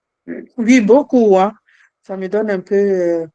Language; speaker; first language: French; non-native, fluent; German